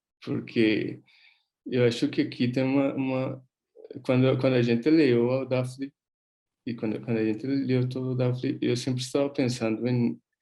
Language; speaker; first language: Portuguese; non-native, fluent; Spanish